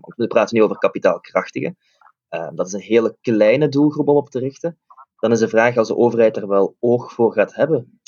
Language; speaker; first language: Dutch; native; Dutch